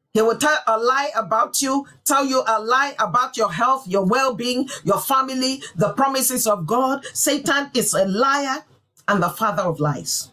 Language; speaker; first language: English; non-native, local second language; Yoruba